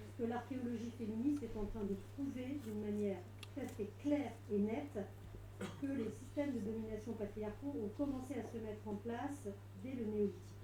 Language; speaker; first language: French; native; French